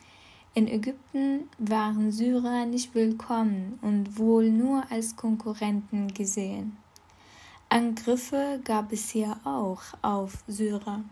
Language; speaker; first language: German; non-native, fluent; Arabic